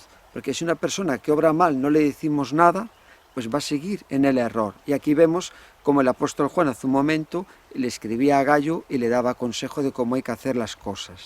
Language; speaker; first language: Spanish; native; Spanish